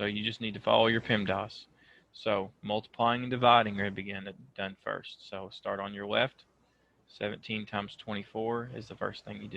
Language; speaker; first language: English; native; English